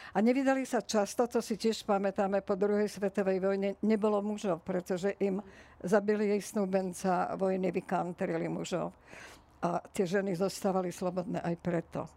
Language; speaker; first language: Slovak; native; Slovak